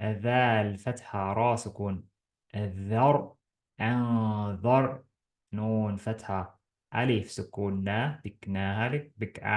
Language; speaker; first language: Arabic; non-native, fluent; Estonian